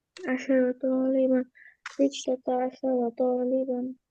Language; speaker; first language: Arabic; non-native, learner; Bangla